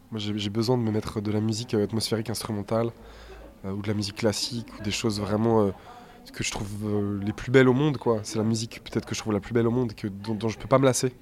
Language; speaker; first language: French; native; French